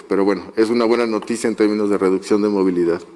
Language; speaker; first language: Spanish; native; Spanish